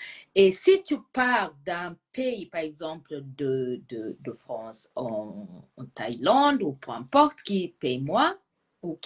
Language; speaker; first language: French; non-native, fluent; Gusii